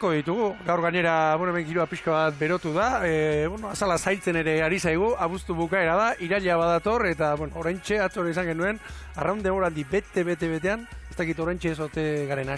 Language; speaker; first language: Basque; native; Basque